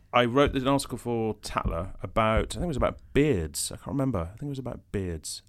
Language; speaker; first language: English; native; English